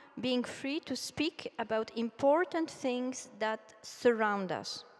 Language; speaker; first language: English; non-native, fluent; Polish